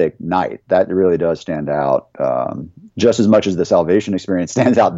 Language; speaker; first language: English; native; English